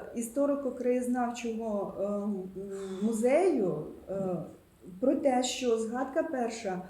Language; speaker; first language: Ukrainian; native; Ukrainian